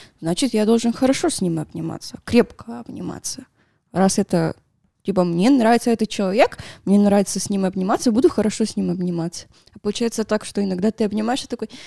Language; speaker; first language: Russian; non-native, fluent; Spanish